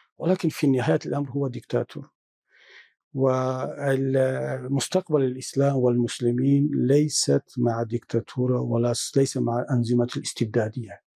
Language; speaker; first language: Arabic; non-native, fluent; Tajik